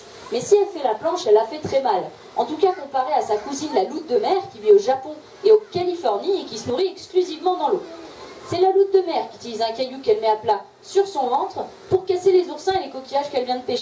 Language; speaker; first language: French; native; French